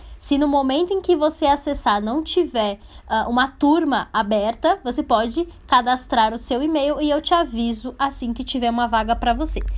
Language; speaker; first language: Portuguese; native; Portuguese